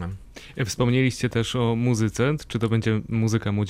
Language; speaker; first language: Polish; native; Polish